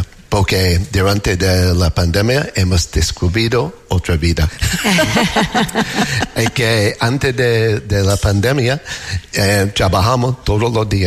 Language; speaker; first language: Spanish; non-native, learner; English